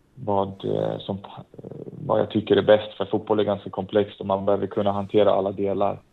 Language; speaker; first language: Swedish; native; Swedish